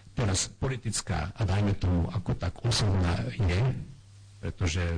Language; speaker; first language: Slovak; non-native, local second language; Hungarian